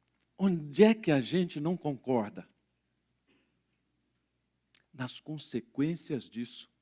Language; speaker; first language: Portuguese; native; Portuguese